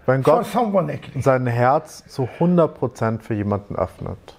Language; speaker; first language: German; native; German